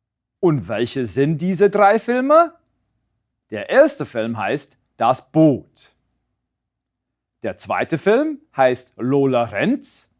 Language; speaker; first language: German; non-native, fluent; English